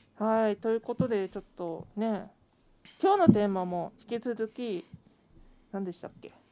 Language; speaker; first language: Japanese; native; Japanese